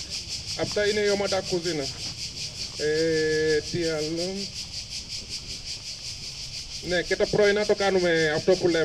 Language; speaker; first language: Greek; non-native, fluent; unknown